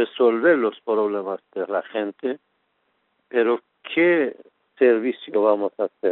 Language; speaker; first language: Spanish; non-native, fluent; Persian